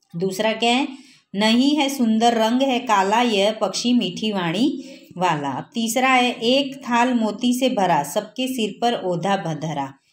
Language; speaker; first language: Hindi; non-native, local second language; Gujarati